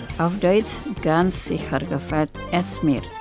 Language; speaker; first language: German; non-native, fluent; Indonesian